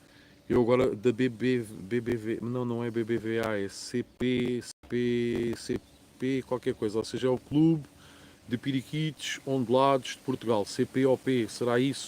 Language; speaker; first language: Portuguese; native; Portuguese